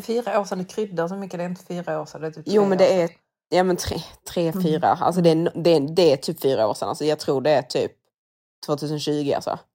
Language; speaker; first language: Swedish; native; Swedish